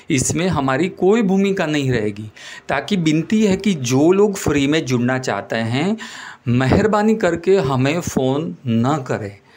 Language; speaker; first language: Hindi; non-native, local second language; Gujarati